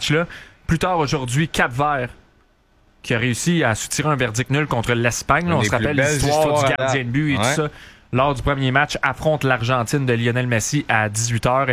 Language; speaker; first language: French; native; French